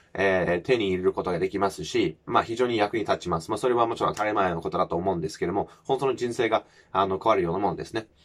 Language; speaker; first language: Japanese; non-native, fluent; English